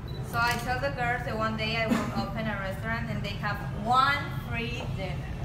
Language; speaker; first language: English; non-native, learner; Spanish